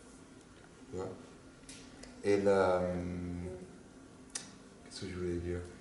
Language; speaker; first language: French; non-native, fluent; English